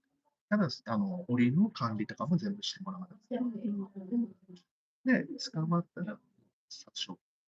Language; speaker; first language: Japanese; native; Japanese